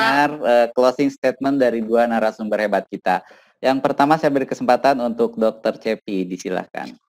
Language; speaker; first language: Indonesian; native; Indonesian